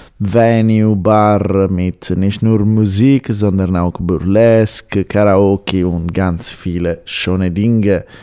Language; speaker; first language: German; non-native, learner; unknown